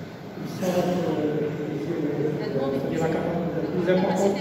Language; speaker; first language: French; non-native, local second language; Arabic